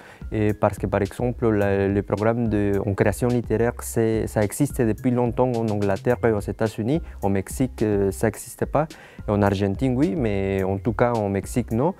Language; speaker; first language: French; non-native, fluent; Spanish